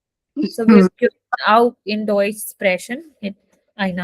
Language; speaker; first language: German; non-native, fluent; Hindi